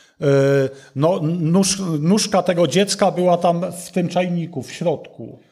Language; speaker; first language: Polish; non-native, learner; Russian